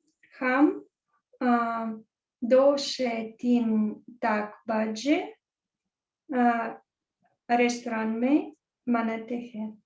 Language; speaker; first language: Hindi; non-native, learner; Russian